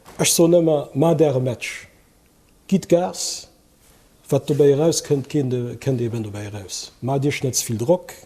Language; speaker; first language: Luxembourgish; early bilingual, other home language; Kabuverdianu